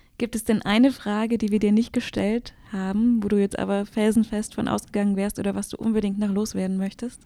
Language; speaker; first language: German; native; German